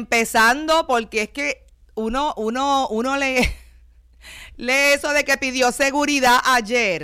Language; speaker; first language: Spanish; native; Spanish